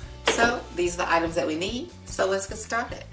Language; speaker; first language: English; native; English